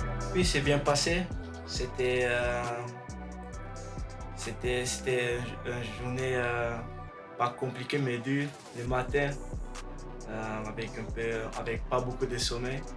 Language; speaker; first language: French; non-native, learner; Dutch